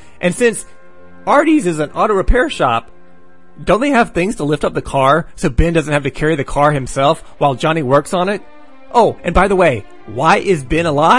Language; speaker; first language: English; native; English